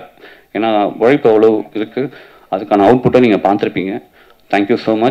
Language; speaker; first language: Tamil; native; Tamil